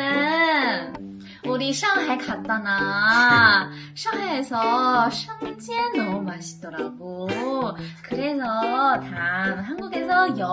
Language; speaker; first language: Korean; non-native, learner; Chinese